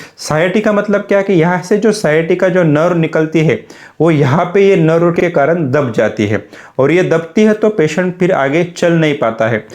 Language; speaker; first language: Hindi; non-native, local second language; Marathi